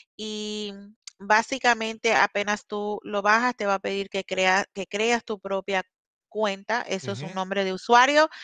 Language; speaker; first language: Spanish; non-native, local second language; English